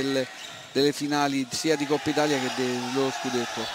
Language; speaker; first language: Italian; native; Italian